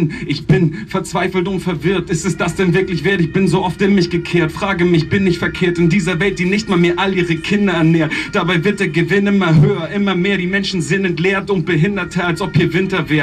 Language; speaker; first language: German; native; German